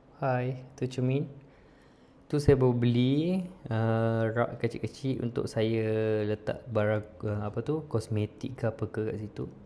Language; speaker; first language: Malay; native; Malay